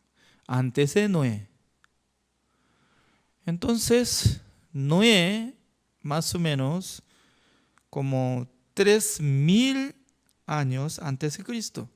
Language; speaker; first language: Spanish; non-native, learner; Korean